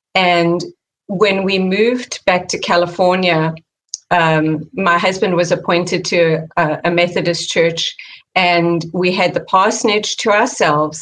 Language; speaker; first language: English; native; English